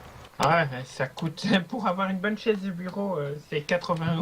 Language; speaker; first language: French; native; French